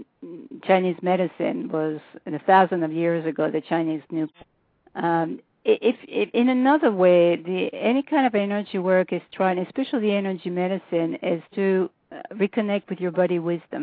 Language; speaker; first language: English; non-native, fluent; French